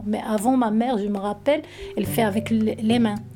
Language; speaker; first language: French; non-native, learner; Arabic